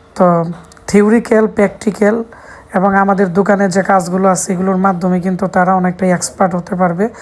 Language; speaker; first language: Bangla; native; Bangla